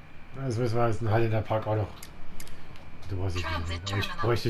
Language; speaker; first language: German; native; German